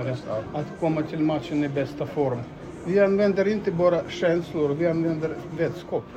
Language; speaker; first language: Swedish; non-native, fluent; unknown